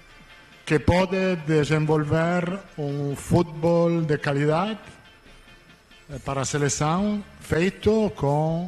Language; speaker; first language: Portuguese; non-native, learner; Italian